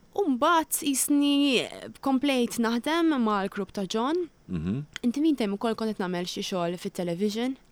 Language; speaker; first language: Maltese; native; Maltese